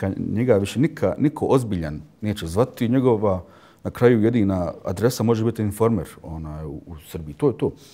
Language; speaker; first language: Bosnian; early bilingual, heritage; Bosnian